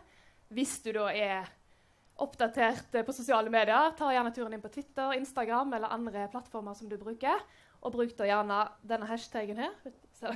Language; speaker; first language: Norwegian; native; Norwegian